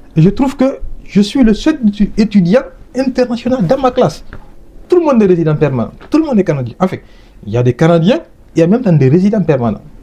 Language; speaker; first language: French; non-native, local second language; Fula